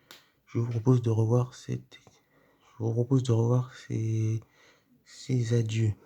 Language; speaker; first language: French; native; French